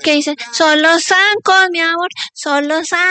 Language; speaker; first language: Spanish; native; Spanish